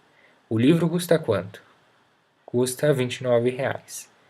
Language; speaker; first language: Portuguese; non-native, fluent; English